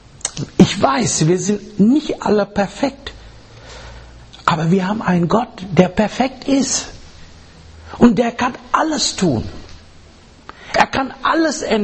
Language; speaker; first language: German; non-native, fluent; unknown